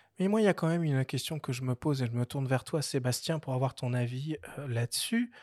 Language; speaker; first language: French; native; French